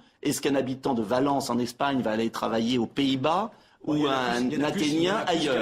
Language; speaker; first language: French; native; French